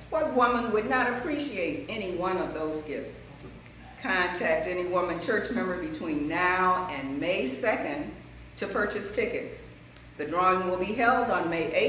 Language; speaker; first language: English; native; English